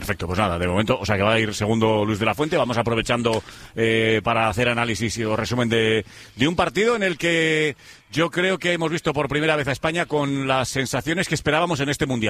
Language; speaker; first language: Spanish; native; Spanish